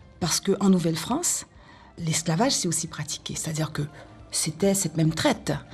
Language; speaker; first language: French; non-native, local second language; Haitian Creole